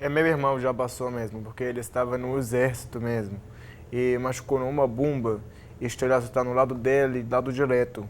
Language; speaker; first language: Portuguese; non-native, learner; Arabic